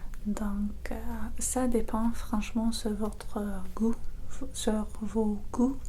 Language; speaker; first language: French; non-native, fluent; English